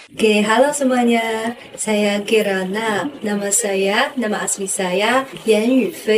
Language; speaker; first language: Indonesian; non-native, fluent; Chinese